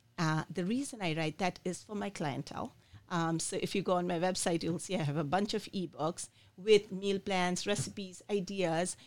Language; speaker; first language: English; non-native, local second language; Bangla